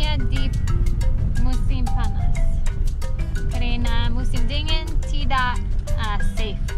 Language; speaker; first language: Indonesian; non-native, learner; English